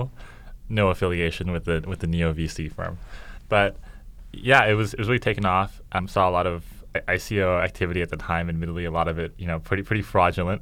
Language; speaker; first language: English; native; English